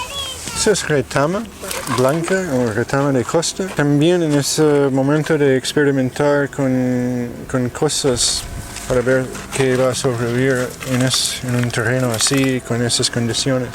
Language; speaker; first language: Spanish; non-native, fluent; English